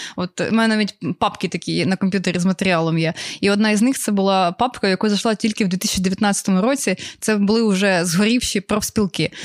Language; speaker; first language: Ukrainian; native; Ukrainian